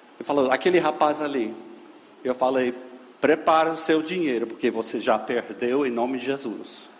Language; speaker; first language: Portuguese; non-native, fluent; English